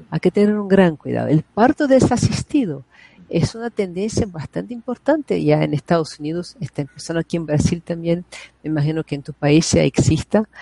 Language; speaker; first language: Spanish; non-native, fluent; Portuguese